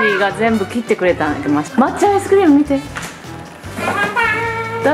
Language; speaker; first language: Japanese; native; Japanese